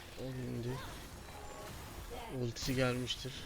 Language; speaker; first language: Turkish; native; Turkish